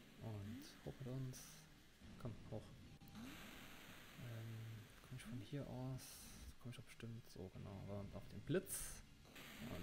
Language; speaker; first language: German; native; German